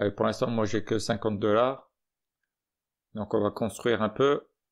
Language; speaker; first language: French; native; French